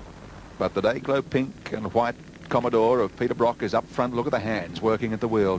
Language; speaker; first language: English; native; English